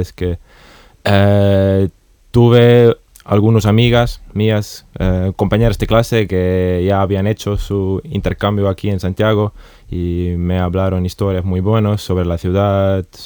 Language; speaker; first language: Spanish; non-native, fluent; Estonian